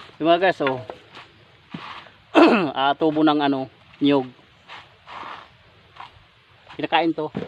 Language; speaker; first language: Filipino; non-native, local second language; Bikol